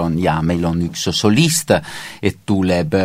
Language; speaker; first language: Estonian; non-native, learner; Italian